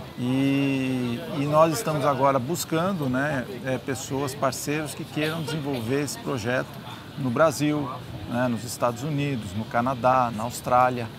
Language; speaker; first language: Portuguese; native; Portuguese